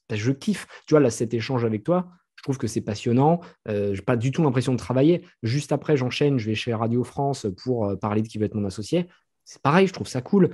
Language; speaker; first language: French; native; French